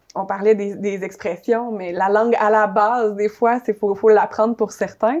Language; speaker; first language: French; native; French